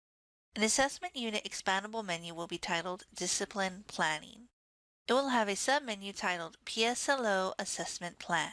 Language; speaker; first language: English; native; English